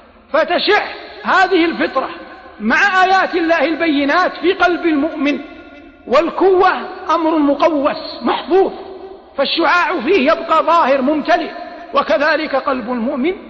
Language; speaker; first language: Arabic; native; Arabic